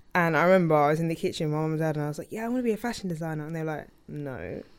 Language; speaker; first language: English; native; English